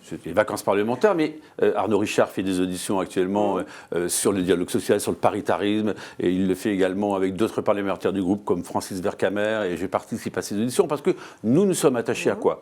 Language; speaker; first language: French; native; French